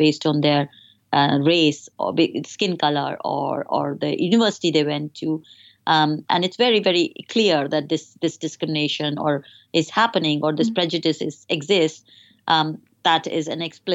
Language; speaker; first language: English; non-native, local second language; Hindi